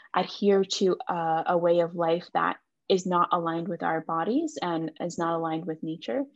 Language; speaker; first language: English; native; English